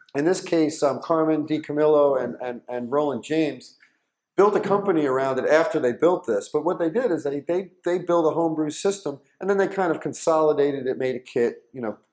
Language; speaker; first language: English; native; English